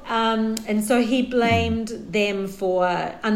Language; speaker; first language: English; native; English